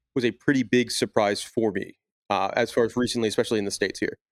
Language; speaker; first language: English; native; English